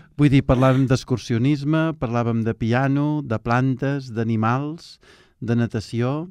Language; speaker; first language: Catalan; native; Catalan